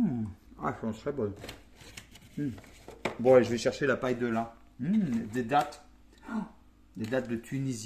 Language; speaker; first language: French; native; French